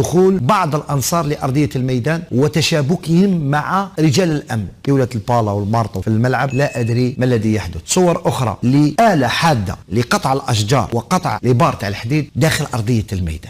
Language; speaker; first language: Arabic; native; Arabic